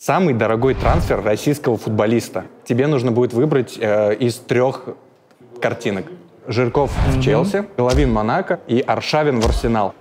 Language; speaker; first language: Russian; native; Russian